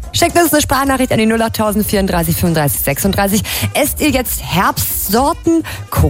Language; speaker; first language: German; native; German